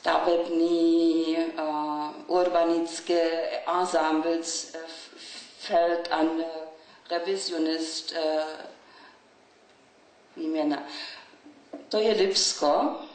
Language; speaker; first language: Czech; non-native, learner; German